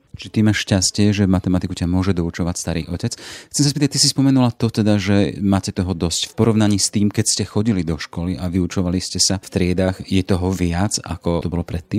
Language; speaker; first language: Slovak; native; Slovak